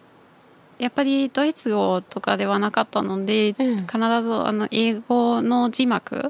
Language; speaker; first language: Japanese; non-native, fluent; German